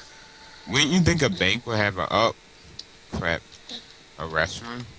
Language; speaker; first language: English; native; English